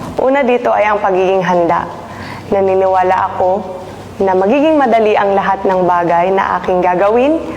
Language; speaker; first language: Filipino; native; Filipino